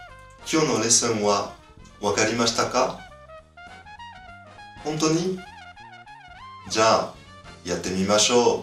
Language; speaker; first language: Japanese; non-native, fluent; French